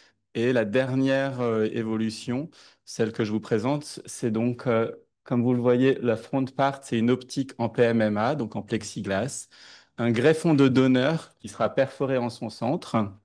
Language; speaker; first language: French; native; French